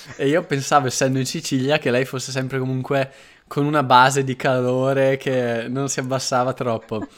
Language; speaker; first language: Italian; native; Italian